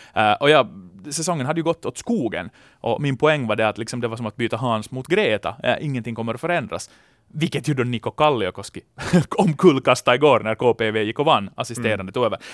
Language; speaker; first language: Swedish; native; Swedish